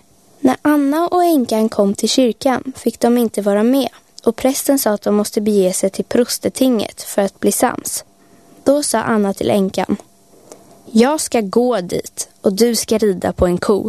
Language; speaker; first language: Swedish; native; Swedish